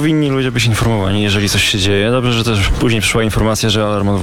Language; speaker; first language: Polish; native; Polish